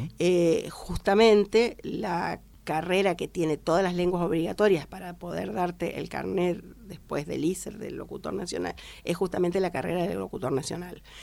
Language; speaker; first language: Spanish; native; Spanish